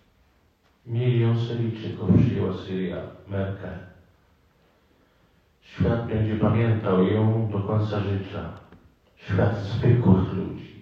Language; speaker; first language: Polish; non-native, fluent; Arabic